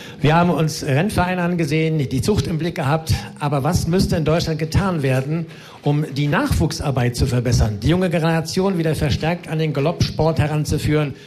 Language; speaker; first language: German; native; German